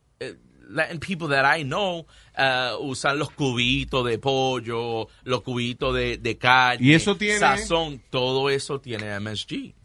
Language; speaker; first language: Spanish; early bilingual, heritage; Spanish